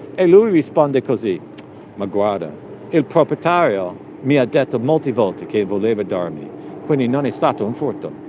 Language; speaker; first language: Italian; non-native, learner; English